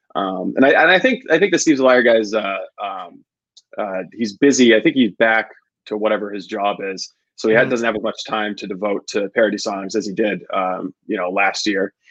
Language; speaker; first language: English; native; English